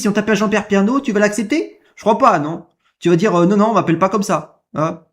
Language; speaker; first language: French; native; French